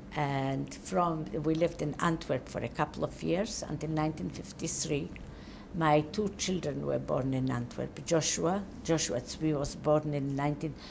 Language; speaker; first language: English; non-native, fluent; Polish